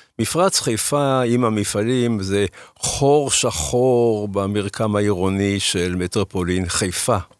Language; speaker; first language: Hebrew; early bilingual, other home language; German